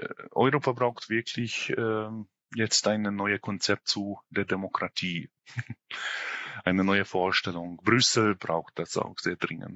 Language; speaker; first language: German; non-native, fluent; Hungarian